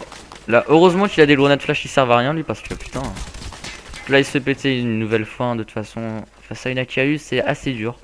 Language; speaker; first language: French; native; French